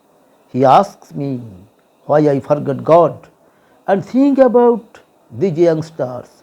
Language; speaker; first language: English; non-native, local second language; Bangla